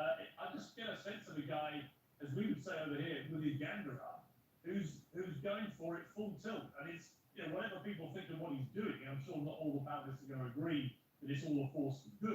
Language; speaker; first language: English; native; English